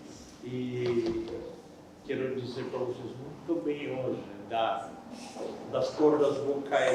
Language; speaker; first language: Portuguese; non-native, fluent; Spanish